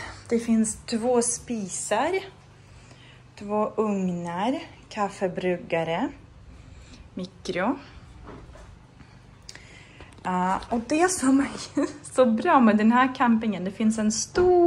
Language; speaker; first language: Swedish; non-native, fluent; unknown